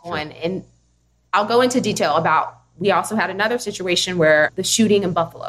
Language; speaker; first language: English; native; English